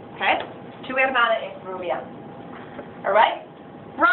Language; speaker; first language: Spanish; non-native, fluent; English